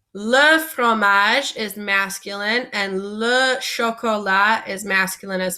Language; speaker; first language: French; non-native, fluent; English